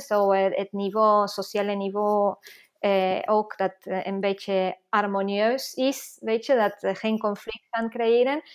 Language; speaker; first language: Dutch; non-native, fluent; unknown